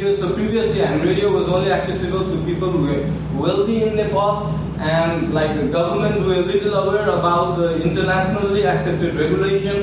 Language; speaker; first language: English; non-native, local second language; Nepali